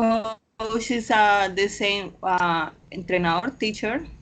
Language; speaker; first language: English; non-native, learner; Spanish